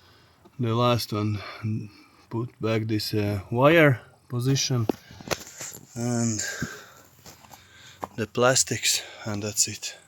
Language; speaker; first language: English; non-native, learner; Latvian